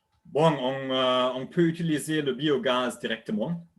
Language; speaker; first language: French; non-native, learner; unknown